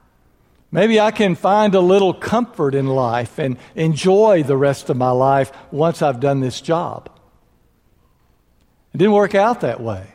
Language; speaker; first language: English; native; English